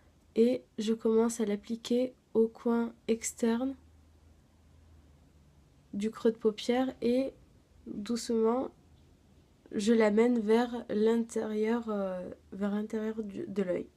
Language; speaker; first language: French; native; French